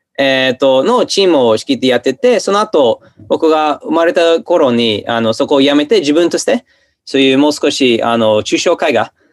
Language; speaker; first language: Japanese; non-native, fluent; English